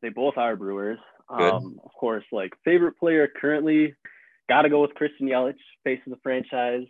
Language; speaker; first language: English; native; English